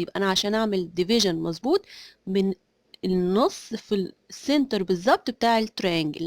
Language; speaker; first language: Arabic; native; Arabic